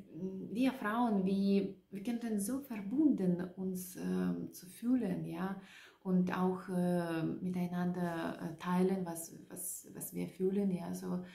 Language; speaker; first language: German; non-native, learner; Russian